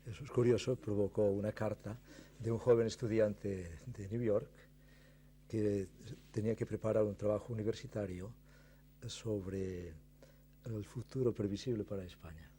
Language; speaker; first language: Spanish; non-native, local second language; Catalan